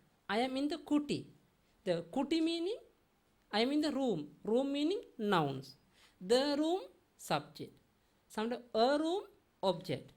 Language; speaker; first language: English; non-native, learner; Sinhala